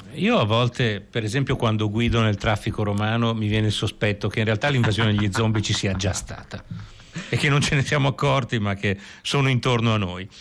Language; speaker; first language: Italian; native; Italian